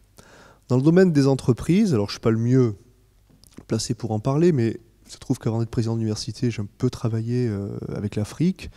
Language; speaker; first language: French; native; French